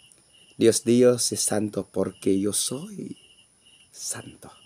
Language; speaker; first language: Spanish; non-native, learner; English